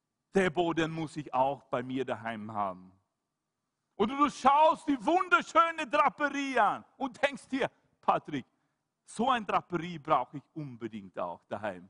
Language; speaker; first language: German; non-native, fluent; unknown